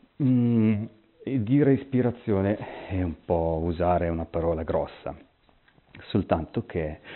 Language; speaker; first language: Italian; native; Italian